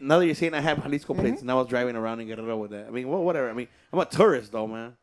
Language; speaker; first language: English; early bilingual, other home language; Spanish